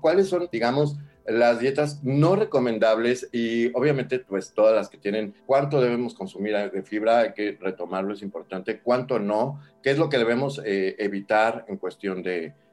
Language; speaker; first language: Spanish; native; Spanish